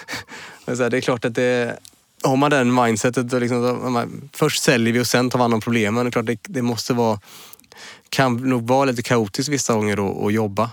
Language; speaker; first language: Swedish; native; Swedish